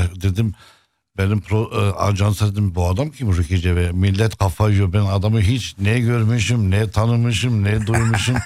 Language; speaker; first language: Turkish; non-native, fluent; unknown